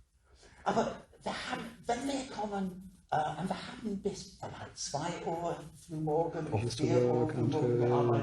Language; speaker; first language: German; non-native, learner; English